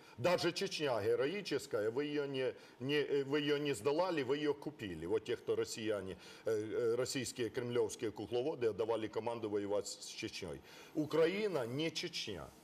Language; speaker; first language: Russian; non-native, local second language; Ukrainian